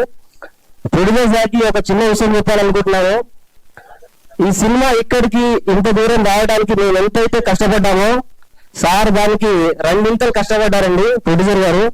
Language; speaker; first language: Telugu; native; Telugu